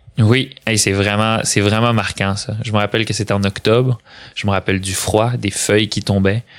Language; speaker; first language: French; early bilingual, other home language; Arabic